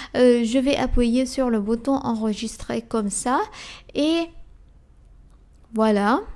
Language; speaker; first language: French; non-native, fluent; Arabic